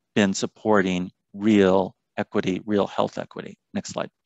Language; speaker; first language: English; native; English